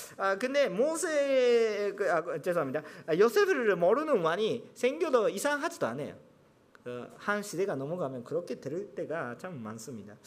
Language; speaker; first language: Korean; non-native, fluent; Japanese